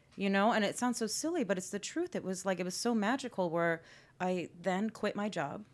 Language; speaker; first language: English; native; English